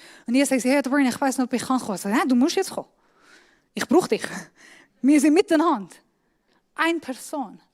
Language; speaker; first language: German; non-native, fluent; Persian